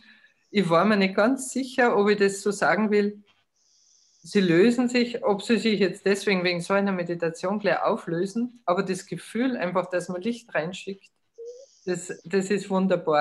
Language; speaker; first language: German; native; German